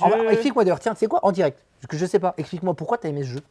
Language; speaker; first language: French; native; French